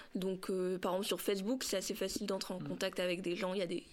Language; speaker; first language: French; native; French